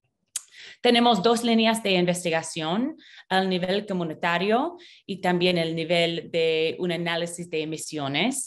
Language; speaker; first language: Spanish; non-native, fluent; English